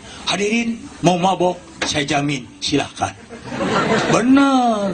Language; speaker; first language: Indonesian; non-native, local second language; Sundanese